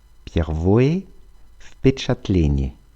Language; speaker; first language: Russian; non-native, fluent; French